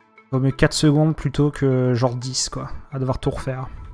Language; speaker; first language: French; native; French